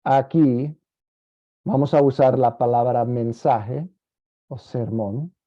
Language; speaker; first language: Spanish; non-native, fluent; English